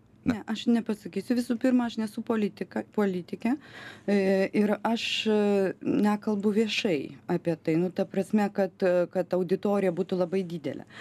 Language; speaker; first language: Lithuanian; non-native, local second language; Russian